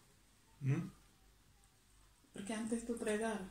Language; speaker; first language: Spanish; non-native, learner; Indonesian